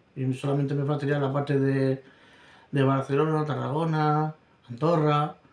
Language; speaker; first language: Spanish; native; Spanish